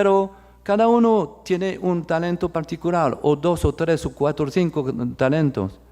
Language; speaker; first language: Spanish; non-native, fluent; French